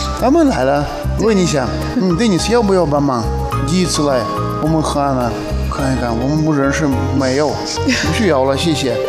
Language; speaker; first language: Chinese; non-native, learner; Russian